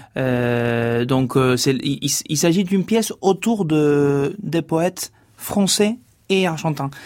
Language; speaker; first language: French; non-native, fluent; Spanish